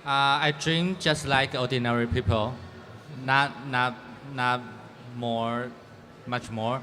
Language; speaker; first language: English; non-native, fluent; Chinese